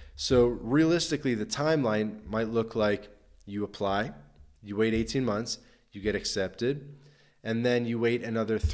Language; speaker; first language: English; native; English